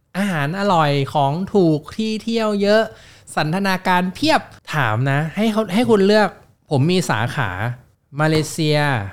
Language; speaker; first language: Thai; native; Thai